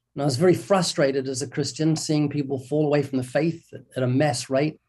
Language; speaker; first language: English; native; English